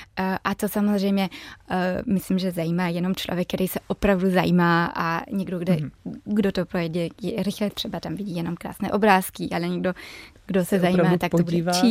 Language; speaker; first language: Czech; early bilingual, heritage; German